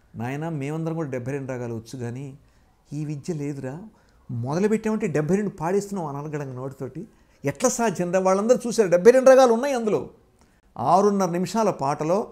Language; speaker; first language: Telugu; native; Telugu